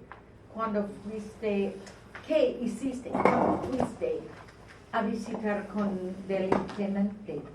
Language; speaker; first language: Spanish; non-native, fluent; English